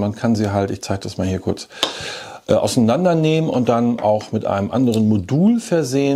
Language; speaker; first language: German; native; German